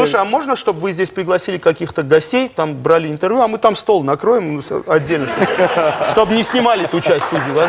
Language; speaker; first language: Russian; non-native, local second language; Armenian